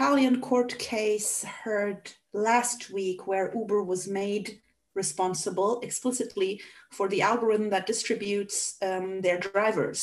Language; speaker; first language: English; non-native, fluent; Hungarian